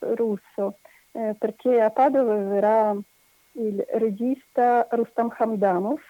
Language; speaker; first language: Italian; non-native, fluent; Russian